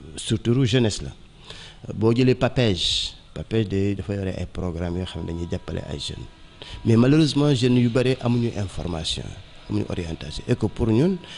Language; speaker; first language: Wolof; non-native, local second language; Mandingo